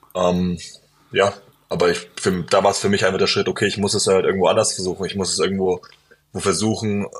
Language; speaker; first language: German; native; German